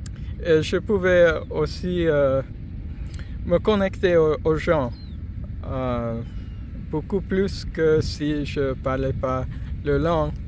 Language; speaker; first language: French; non-native, fluent; English